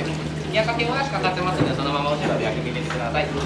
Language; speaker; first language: Japanese; native; Japanese